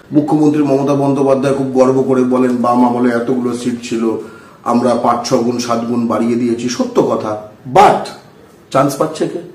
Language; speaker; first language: Bangla; native; Bangla